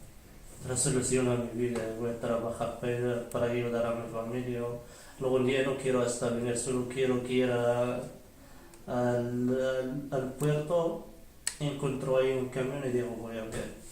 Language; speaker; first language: Spanish; non-native, learner; Arabic